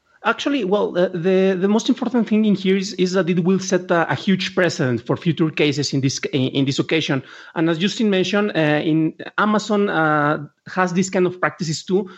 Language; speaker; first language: English; non-native, fluent; Spanish